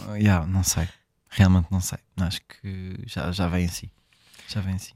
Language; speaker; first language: Portuguese; early bilingual, heritage; French